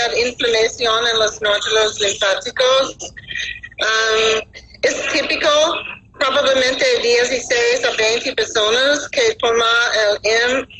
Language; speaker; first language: Spanish; non-native, learner; English